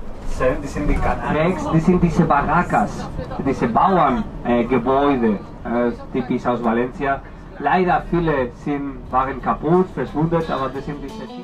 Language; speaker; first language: German; non-native, fluent; Spanish